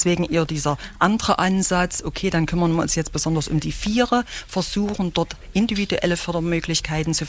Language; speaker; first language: German; native; German